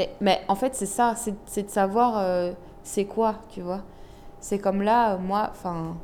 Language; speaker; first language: French; early bilingual, other home language; Arabic